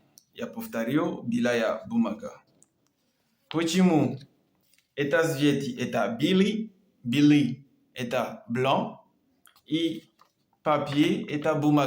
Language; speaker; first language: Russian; non-native, learner; French